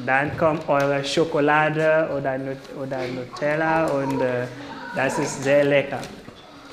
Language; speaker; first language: German; non-native, learner; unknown